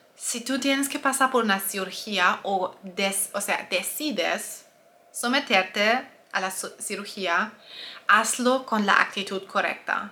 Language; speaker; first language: Spanish; non-native, fluent; German